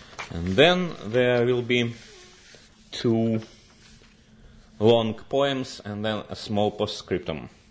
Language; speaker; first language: English; non-native, fluent; Russian